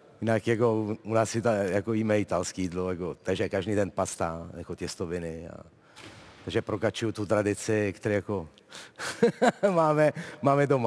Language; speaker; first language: Czech; non-native, fluent; Italian